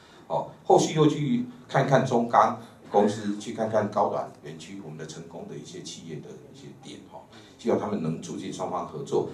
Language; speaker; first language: Chinese; native; Chinese